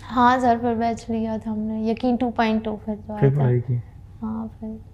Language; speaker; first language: Hindi; native; Hindi